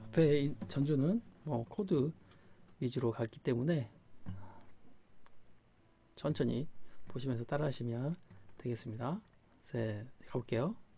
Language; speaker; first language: Korean; native; Korean